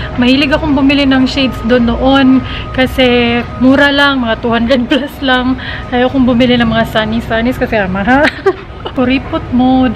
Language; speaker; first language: Filipino; non-native, local second language; Cebuano